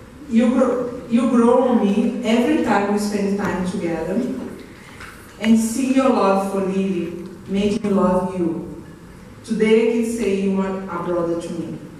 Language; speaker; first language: English; non-native, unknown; Portuguese